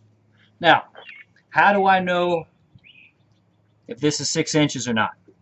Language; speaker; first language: English; native; English